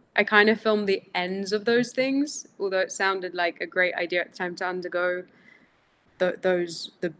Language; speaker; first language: English; early bilingual, other home language; Greek